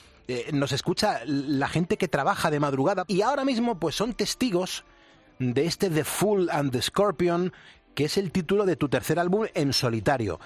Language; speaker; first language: Spanish; native; Spanish